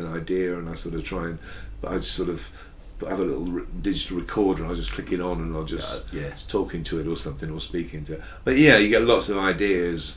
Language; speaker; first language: English; native; English